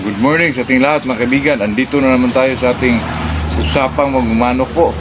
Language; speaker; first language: Filipino; non-native, local second language; Cebuano